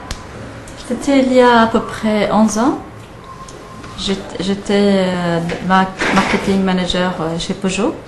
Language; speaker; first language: French; non-native, fluent; Arabic